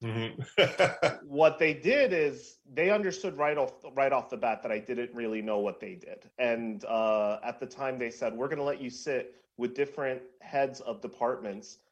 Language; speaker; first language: English; native; English